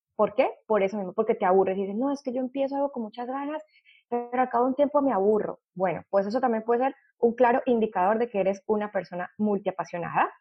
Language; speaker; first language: Spanish; native; Spanish